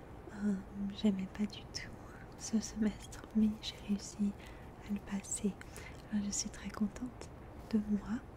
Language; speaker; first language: French; early bilingual, heritage; French